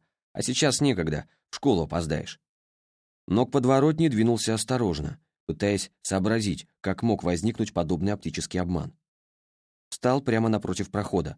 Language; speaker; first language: Russian; native; Russian